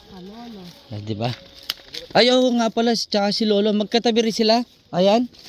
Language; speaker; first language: Filipino; native; Filipino